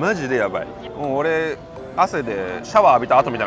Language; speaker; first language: Japanese; native; Japanese